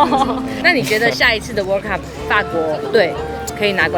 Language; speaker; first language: Chinese; native; Chinese